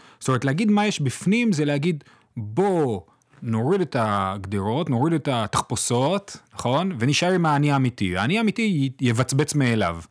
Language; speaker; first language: Hebrew; native; Hebrew